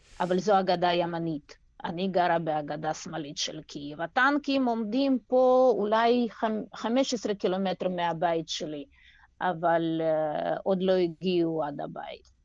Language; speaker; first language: Hebrew; non-native, fluent; Russian